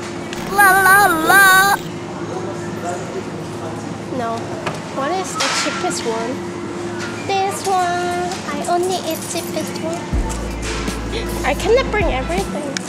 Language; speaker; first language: English; non-native, learner; Korean